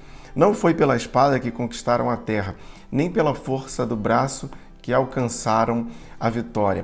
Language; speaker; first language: Portuguese; native; Portuguese